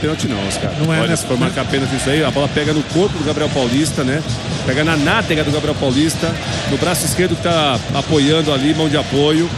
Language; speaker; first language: Portuguese; native; Portuguese